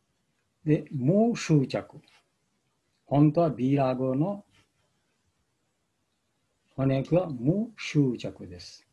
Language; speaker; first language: Japanese; non-native, fluent; Bangla